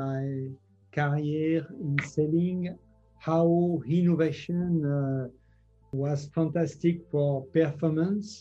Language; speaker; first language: English; non-native, learner; French